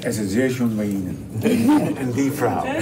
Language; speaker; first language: German; non-native, learner; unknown